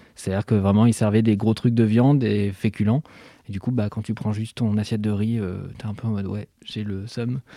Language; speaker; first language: French; native; French